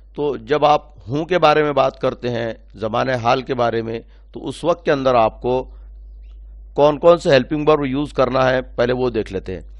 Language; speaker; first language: Urdu; native; Urdu